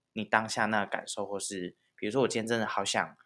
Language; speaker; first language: Chinese; non-native, local second language; Min Nan Chinese